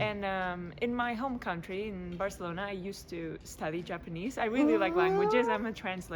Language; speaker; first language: English; non-native, fluent; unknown